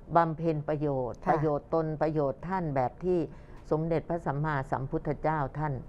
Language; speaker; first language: Thai; native; Thai